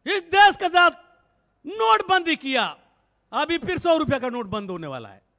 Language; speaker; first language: Hindi; native; Hindi